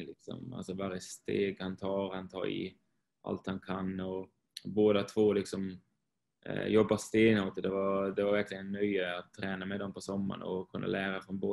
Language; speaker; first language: Swedish; non-native, fluent; Swiss German